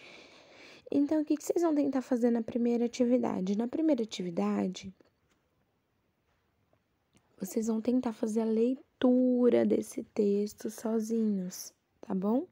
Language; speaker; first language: Portuguese; native; Portuguese